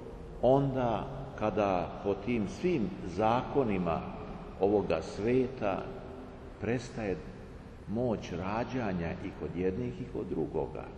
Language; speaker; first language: Serbian; native; Serbian